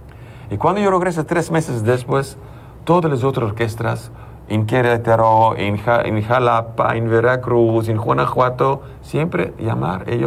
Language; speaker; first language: Spanish; non-native, learner; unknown